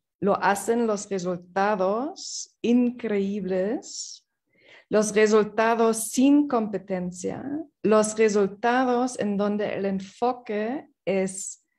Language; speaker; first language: Spanish; non-native, fluent; English